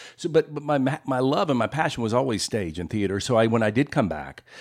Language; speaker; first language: English; native; English